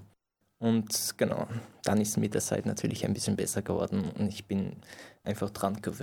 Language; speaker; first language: German; non-native, fluent; Persian